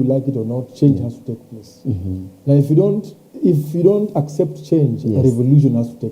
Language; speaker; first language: English; non-native, local second language; Swahili